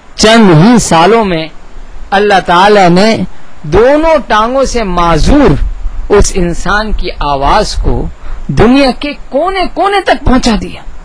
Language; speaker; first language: Urdu; native; Urdu